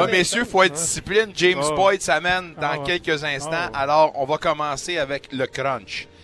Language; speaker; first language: French; native; French